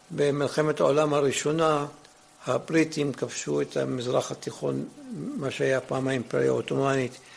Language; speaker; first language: Hebrew; early bilingual, other home language; Arabic